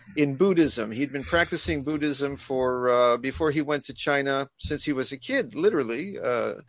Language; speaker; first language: English; native; English